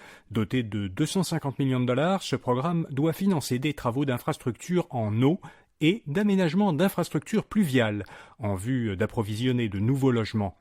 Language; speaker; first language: French; native; French